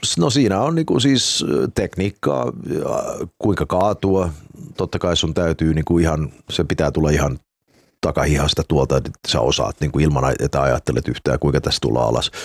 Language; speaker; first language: Finnish; early bilingual, heritage; Finnish